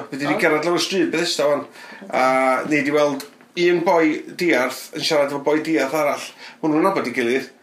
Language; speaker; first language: Welsh; native; Welsh